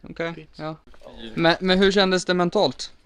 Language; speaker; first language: Swedish; native; Swedish